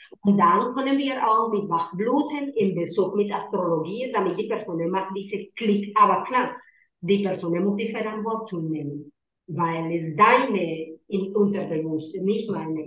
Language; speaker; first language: German; non-native, learner; Spanish